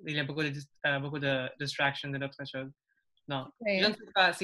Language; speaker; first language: French; non-native, learner; English